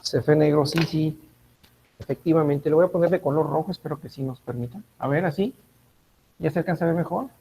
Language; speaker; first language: Spanish; native; Spanish